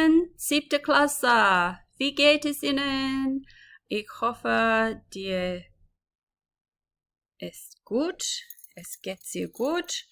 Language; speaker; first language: German; non-native, learner; English